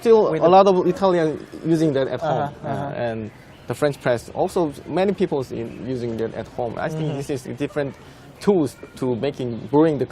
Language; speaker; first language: English; non-native, fluent; Korean